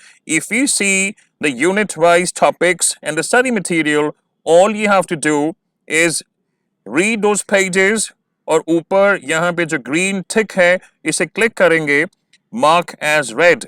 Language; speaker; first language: Hindi; native; Hindi